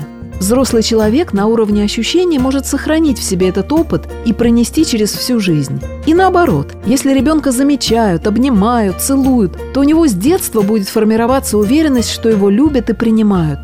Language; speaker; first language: Russian; native; Russian